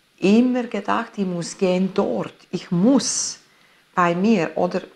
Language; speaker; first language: German; non-native, fluent; Italian